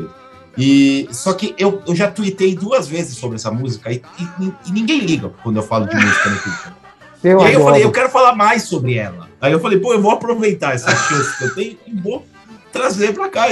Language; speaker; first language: Portuguese; native; Portuguese